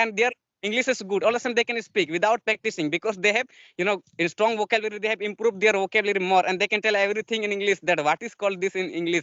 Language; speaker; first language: English; non-native, learner; Santali